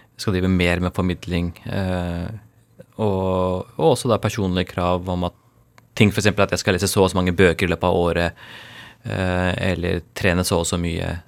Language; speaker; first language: Norwegian; early bilingual, other home language; Urdu